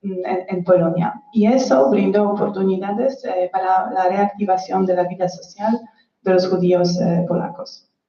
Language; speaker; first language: Spanish; non-native, fluent; Polish